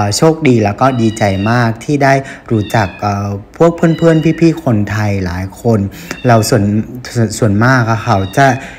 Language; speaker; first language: Thai; non-native, fluent; Vietnamese